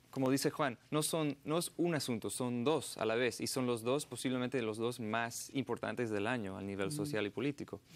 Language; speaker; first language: Spanish; non-native, fluent; English